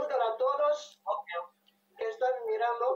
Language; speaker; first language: Spanish; non-native, learner; Portuguese